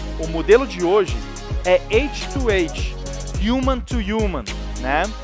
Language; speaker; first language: Portuguese; non-native, fluent; Italian